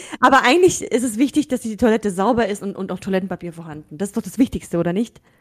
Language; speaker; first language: German; early bilingual, other home language; Russian